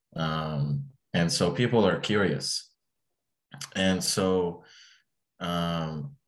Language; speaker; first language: English; early bilingual, other home language; Arabic